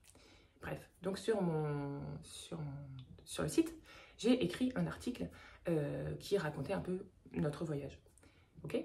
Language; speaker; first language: French; native; French